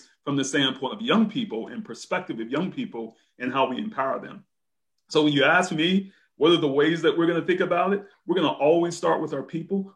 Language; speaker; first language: English; native; English